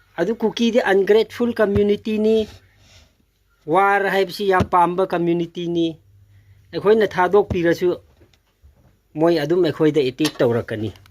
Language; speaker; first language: Manipuri; non-native, local second language; Tangkhul Naga (India)